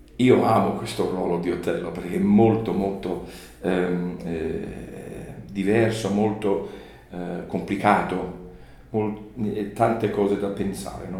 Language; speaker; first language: Italian; non-native, learner; English